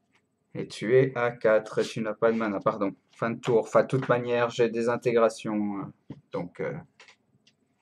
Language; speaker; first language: French; native; French